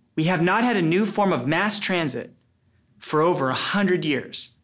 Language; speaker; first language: English; native; English